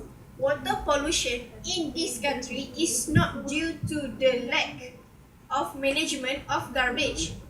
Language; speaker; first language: English; non-native, learner; Malay